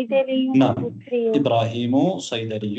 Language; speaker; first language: Arabic; non-native, fluent; Tamil